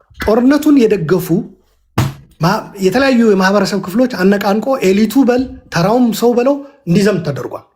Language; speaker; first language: Amharic; non-native, local second language; Tigrinya